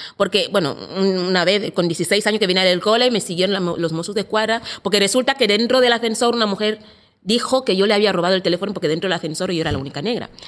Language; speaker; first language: Spanish; non-native, local second language; Fang